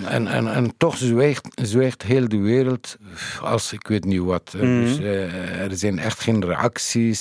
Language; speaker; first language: Dutch; non-native, fluent; Kurdish